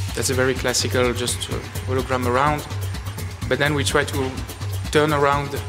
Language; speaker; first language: English; non-native, fluent; French